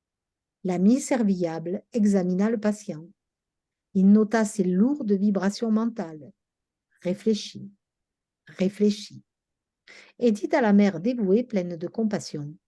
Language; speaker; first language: French; native; French